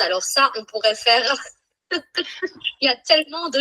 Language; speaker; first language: French; native; French